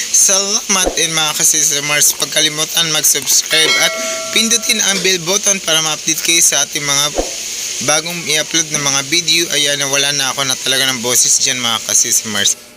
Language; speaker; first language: Filipino; non-native, local second language; Cebuano